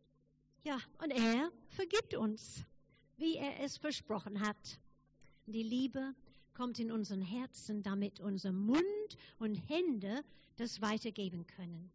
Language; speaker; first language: German; non-native, fluent; English